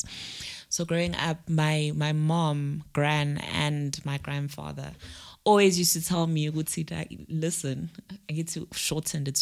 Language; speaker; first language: English; non-native, local second language; Zulu